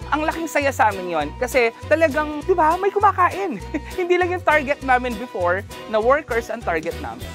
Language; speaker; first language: Filipino; non-native, local second language; Pampanga